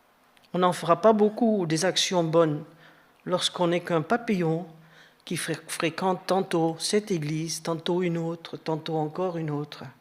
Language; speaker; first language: French; native; French